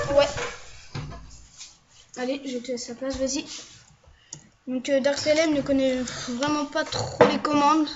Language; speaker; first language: French; native; French